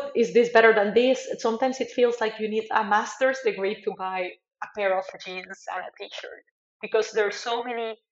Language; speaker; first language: English; non-native, fluent; Spanish